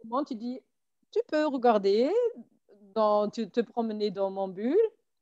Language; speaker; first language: French; non-native, fluent; German